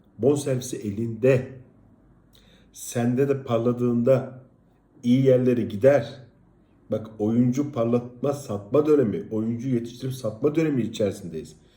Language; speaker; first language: Turkish; native; Turkish